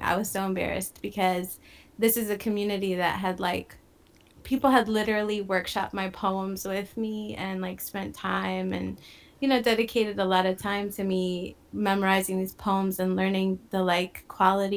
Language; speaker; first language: English; native; English